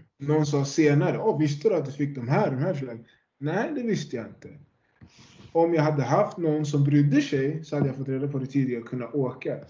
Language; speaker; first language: Swedish; early bilingual, other home language; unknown